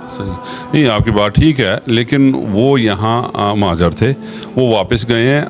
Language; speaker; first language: Urdu; non-native, local second language; Pashto